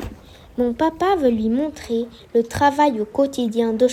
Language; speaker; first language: French; native; French